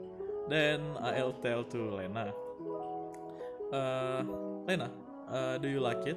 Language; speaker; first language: English; non-native, learner; Indonesian